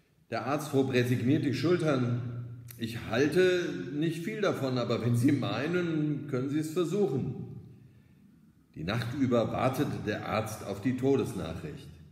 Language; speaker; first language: German; native; German